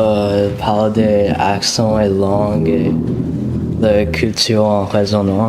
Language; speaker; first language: French; non-native, local second language; English